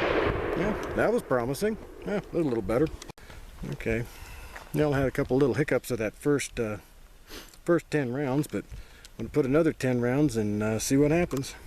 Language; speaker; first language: English; native; English